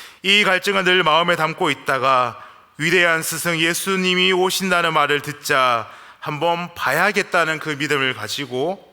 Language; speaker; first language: Korean; native; Korean